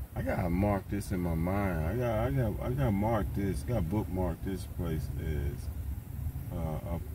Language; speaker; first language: English; native; English